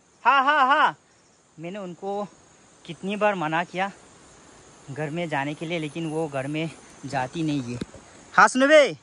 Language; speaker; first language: Hindi; non-native, local second language; Garo